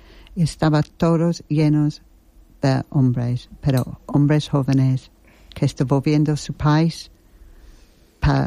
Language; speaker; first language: Spanish; non-native, learner; English